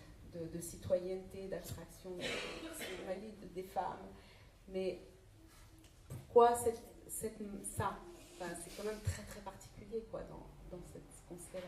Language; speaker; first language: French; native; French